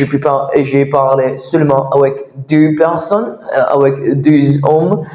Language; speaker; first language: French; non-native, learner; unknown